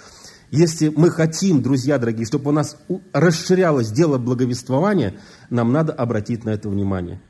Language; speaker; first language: Russian; native; Russian